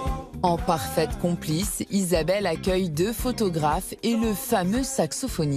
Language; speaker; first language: French; native; French